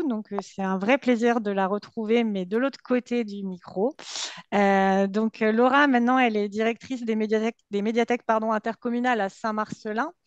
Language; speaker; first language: French; native; French